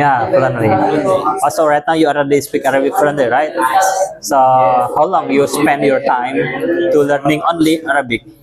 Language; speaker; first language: English; non-native, fluent; Indonesian